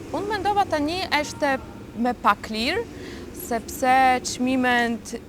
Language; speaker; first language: Albanian; non-native, learner; Polish